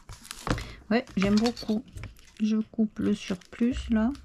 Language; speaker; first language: French; native; French